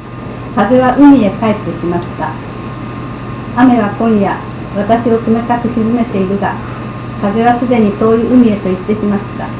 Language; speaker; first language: Japanese; native; Japanese